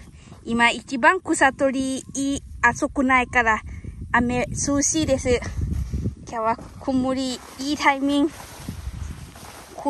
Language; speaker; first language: Japanese; non-native, learner; Lao